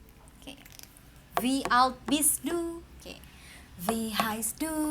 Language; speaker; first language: German; non-native, learner; Indonesian